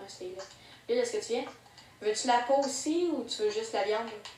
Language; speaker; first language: French; native; French